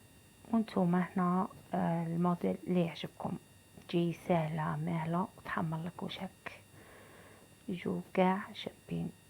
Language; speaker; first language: Arabic; native; Arabic